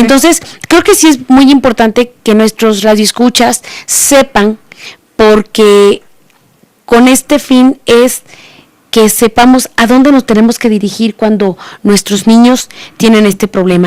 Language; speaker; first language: Spanish; native; Spanish